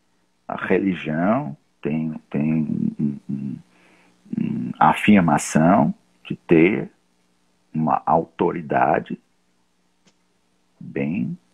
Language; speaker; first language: Portuguese; non-native, fluent; English